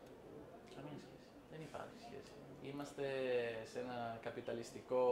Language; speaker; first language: Greek; non-native, fluent; Italian